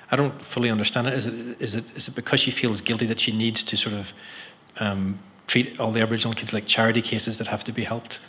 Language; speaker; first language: English; native; English